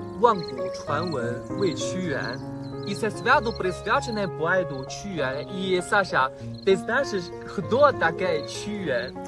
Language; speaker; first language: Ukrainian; non-native, fluent; Chinese